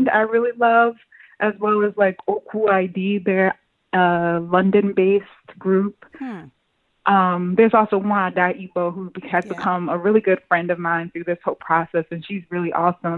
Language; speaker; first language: English; native; English